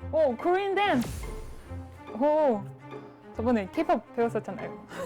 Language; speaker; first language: Korean; non-native, fluent; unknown